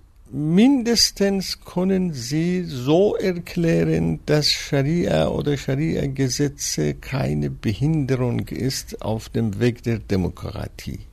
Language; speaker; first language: German; non-native, fluent; Persian